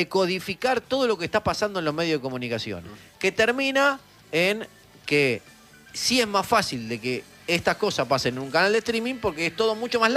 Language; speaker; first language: Spanish; native; Spanish